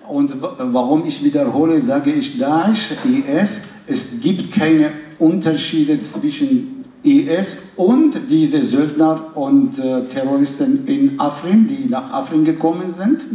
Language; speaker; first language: German; non-native, fluent; Kurdish